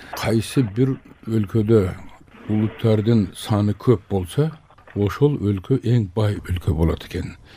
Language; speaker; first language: Kyrgyz; non-native, local second language; Tajik